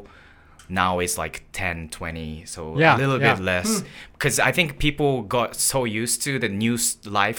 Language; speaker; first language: English; non-native, fluent; Japanese